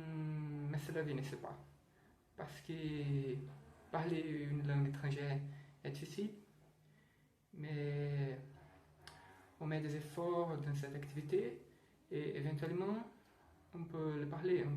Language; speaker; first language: French; non-native, learner; Portuguese